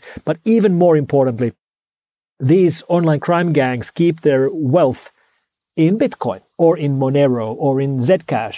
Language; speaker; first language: English; non-native, fluent; Finnish